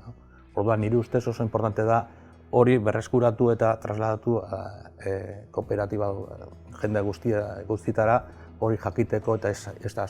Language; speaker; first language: Basque; non-native, local second language; Spanish